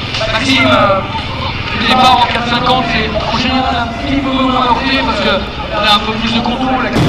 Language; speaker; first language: French; native; French